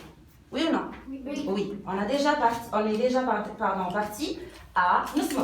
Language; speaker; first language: French; non-native, local second language; Arabic